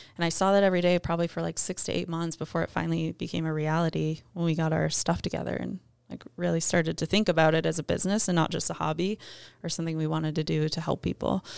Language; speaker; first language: English; native; English